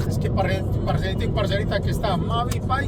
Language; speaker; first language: Spanish; native; Spanish